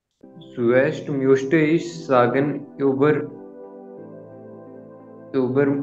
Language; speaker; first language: German; non-native, learner; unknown